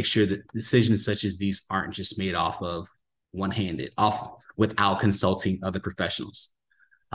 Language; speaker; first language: English; native; English